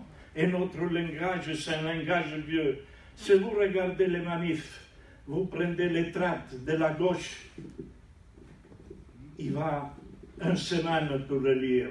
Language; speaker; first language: French; non-native, fluent; Italian